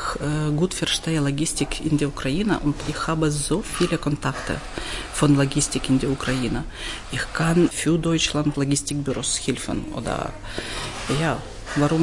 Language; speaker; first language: German; non-native, learner; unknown